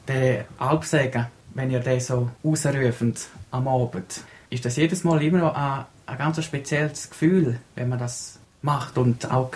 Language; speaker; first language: German; native; German